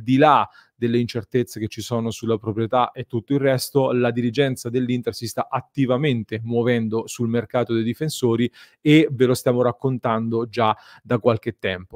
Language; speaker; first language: Italian; native; Italian